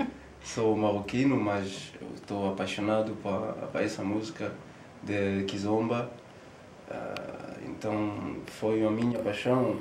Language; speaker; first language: Spanish; non-native, learner; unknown